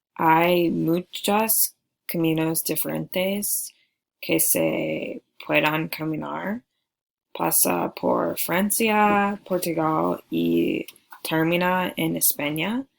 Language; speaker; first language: Spanish; non-native, learner; English